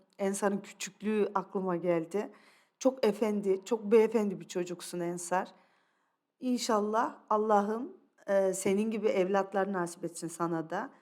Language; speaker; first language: Turkish; early bilingual, other home language; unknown